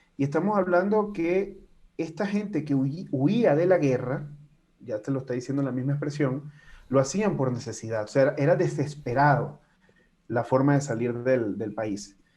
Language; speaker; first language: Spanish; native; Spanish